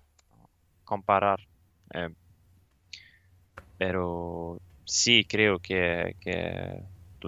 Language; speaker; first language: Spanish; non-native, learner; Swedish